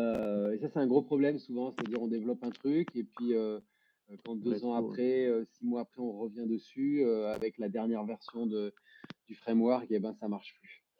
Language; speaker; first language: French; native; French